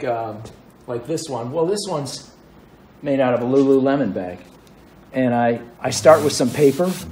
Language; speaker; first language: English; native; English